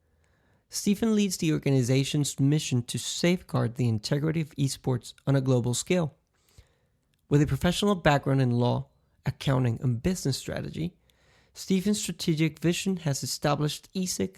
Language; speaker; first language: English; non-native, fluent; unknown